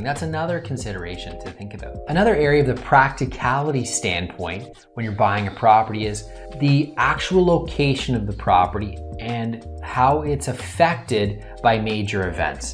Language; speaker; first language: English; native; English